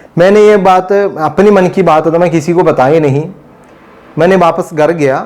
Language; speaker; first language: Hindi; non-native, local second language; Malayalam